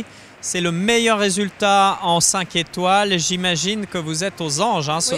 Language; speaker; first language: French; native; French